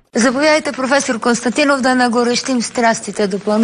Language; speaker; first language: Bulgarian; native; Bulgarian